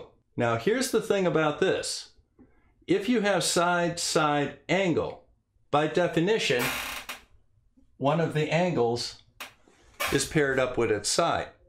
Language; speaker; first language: English; native; English